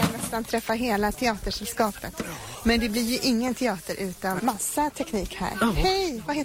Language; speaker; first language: Swedish; native; Swedish